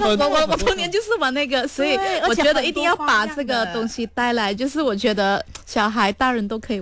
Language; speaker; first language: Chinese; native; Chinese